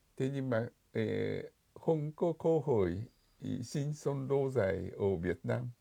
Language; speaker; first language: Vietnamese; non-native, fluent; Japanese